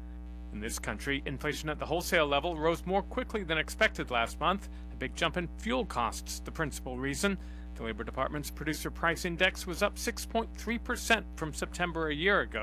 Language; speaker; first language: English; native; English